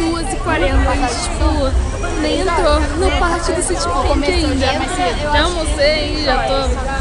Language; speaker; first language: Portuguese; native; Portuguese